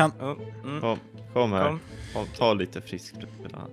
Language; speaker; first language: Swedish; native; Swedish